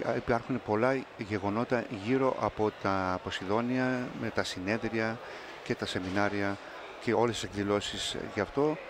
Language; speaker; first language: Greek; native; Greek